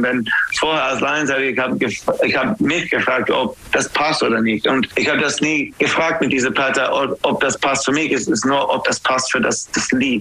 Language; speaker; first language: German; non-native, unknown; English